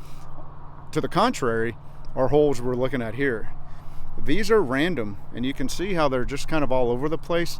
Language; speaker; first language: English; native; English